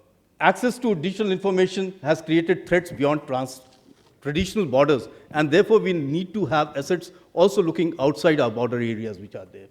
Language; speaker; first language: English; non-native, local second language; Hindi